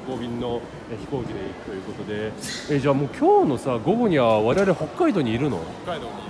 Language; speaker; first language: Japanese; native; Japanese